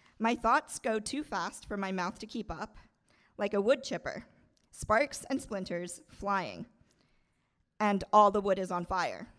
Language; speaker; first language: English; non-native, local second language; Bangla